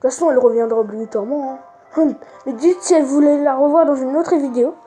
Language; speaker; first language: French; native; French